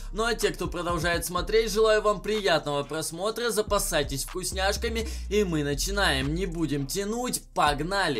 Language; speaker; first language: Russian; native; Russian